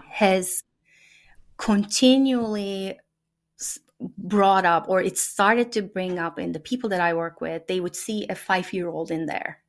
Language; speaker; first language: English; non-native, fluent; Turkish